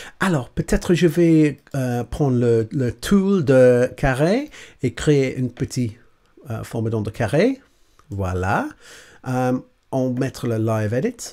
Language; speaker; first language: French; non-native, learner; English